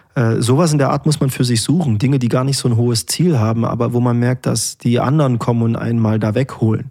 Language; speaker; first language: German; native; German